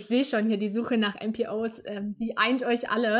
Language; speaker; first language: German; native; German